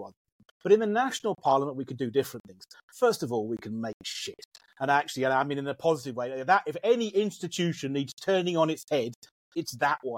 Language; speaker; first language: English; native; English